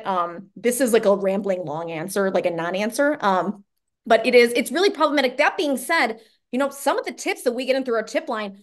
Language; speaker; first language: English; native; English